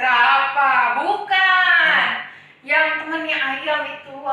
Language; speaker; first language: Indonesian; native; Indonesian